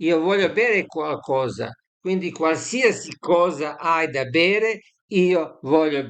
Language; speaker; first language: Italian; non-native, fluent; Serbian